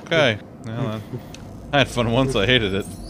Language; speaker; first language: English; native; English